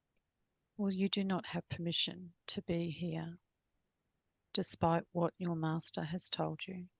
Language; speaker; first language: English; native; English